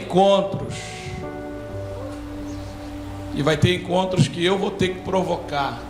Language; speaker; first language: Portuguese; native; Portuguese